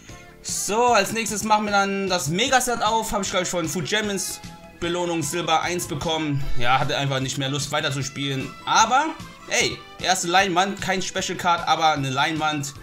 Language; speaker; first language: German; native; German